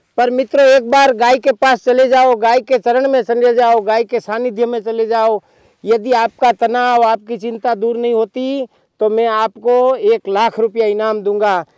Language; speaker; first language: Hindi; non-native, local second language; Gujarati